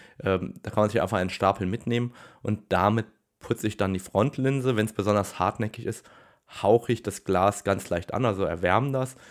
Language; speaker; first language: German; native; German